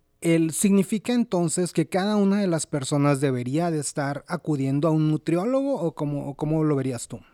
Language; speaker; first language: Spanish; native; Spanish